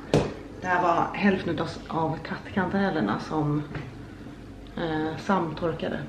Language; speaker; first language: Swedish; native; Swedish